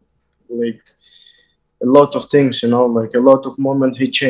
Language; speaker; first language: English; non-native, learner; Azerbaijani